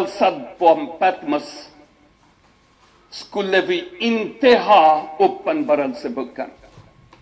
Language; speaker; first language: Swedish; non-native, fluent; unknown